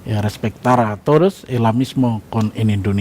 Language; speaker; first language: Spanish; non-native, learner; Indonesian